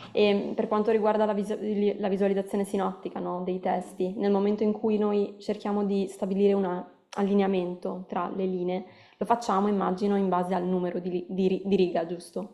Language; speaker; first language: Italian; native; Italian